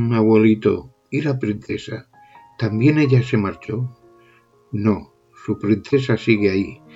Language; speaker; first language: Spanish; non-native, local second language; Catalan